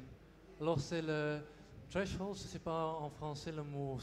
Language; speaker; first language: French; non-native, local second language; Dutch